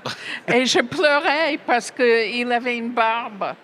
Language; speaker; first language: French; non-native, fluent; English